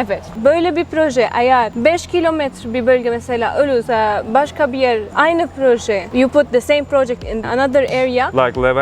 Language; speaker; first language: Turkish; non-native, learner; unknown